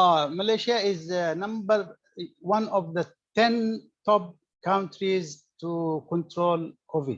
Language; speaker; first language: English; non-native, fluent; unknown